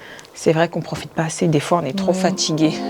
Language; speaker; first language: French; native; French